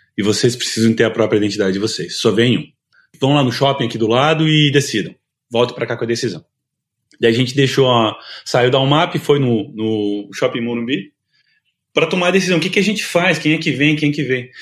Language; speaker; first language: Portuguese; native; Portuguese